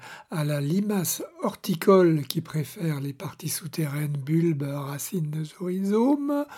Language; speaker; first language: French; native; French